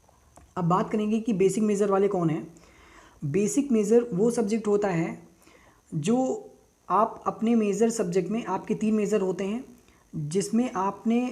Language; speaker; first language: Hindi; native; Hindi